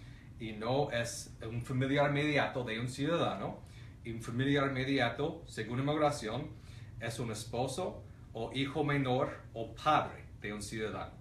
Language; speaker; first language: Spanish; non-native, fluent; English